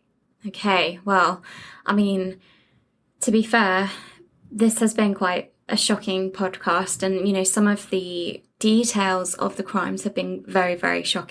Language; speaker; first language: English; native; English